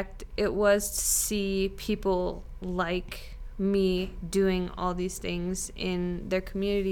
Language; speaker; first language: English; native; English